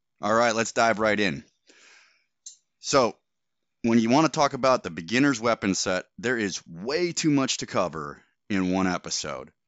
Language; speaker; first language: English; native; English